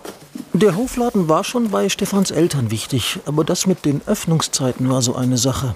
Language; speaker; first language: German; native; German